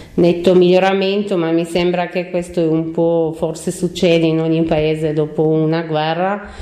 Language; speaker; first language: Italian; non-native, fluent; Croatian